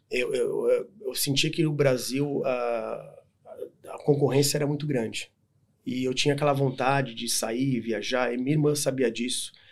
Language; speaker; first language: Portuguese; native; Portuguese